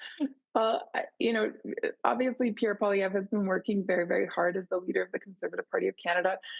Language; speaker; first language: English; native; English